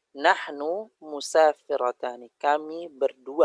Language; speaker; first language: Indonesian; native; Indonesian